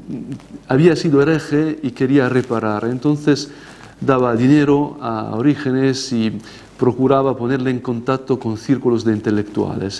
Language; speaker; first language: Spanish; non-native, fluent; Italian